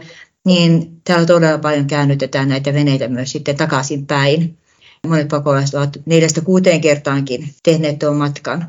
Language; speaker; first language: Finnish; native; Finnish